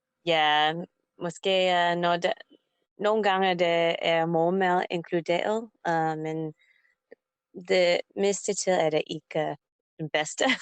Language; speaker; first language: Danish; non-native, learner; English